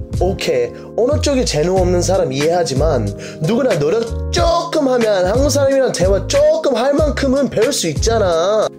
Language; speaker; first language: Korean; non-native, fluent; English